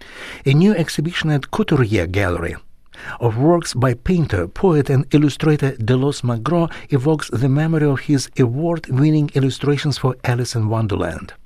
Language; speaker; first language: English; non-native, fluent; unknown